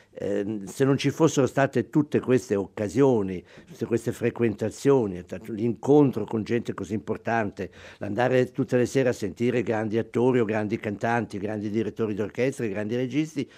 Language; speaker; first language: Italian; native; Italian